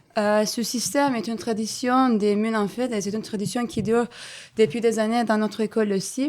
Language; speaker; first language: French; non-native, fluent; Turkish